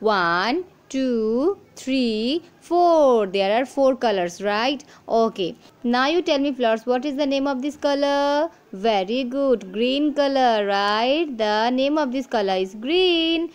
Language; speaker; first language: English; non-native, local second language; Bangla